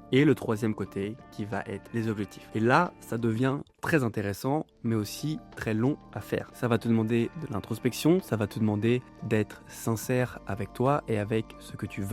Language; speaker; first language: French; native; French